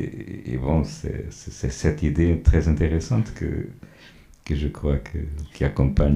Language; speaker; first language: French; non-native, fluent; Portuguese